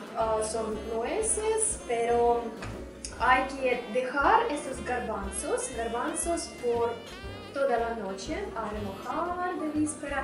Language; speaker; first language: Spanish; non-native, fluent; Russian